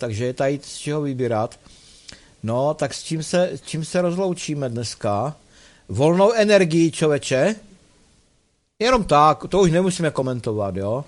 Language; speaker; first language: Czech; native; Czech